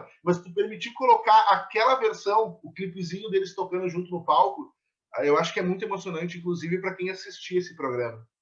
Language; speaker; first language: Portuguese; native; Portuguese